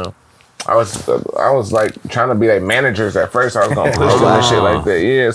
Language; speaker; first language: English; native; English